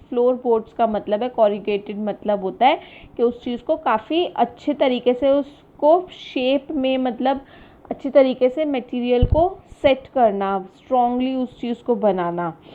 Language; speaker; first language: Hindi; native; Hindi